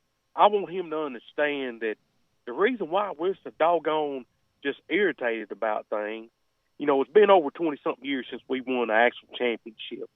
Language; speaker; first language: English; native; English